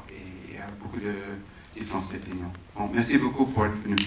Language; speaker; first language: French; non-native, fluent; English